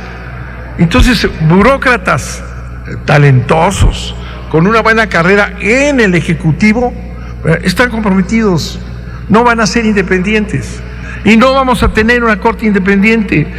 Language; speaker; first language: Spanish; native; Spanish